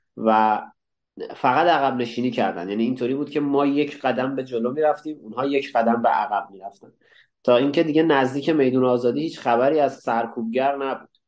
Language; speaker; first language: Persian; native; Persian